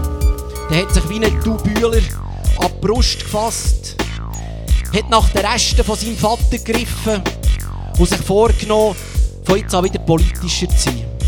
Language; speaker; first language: German; native; German